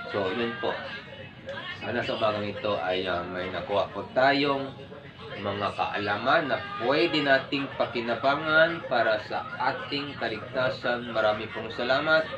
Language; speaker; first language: Filipino; non-native, local second language; Aklanon